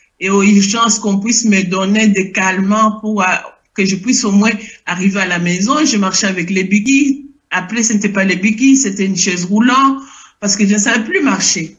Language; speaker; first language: French; non-native, local second language; Lingala